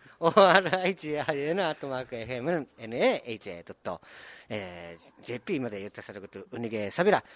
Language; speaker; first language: Japanese; native; Japanese